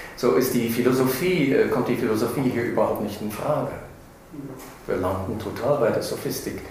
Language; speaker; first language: German; non-native, fluent; English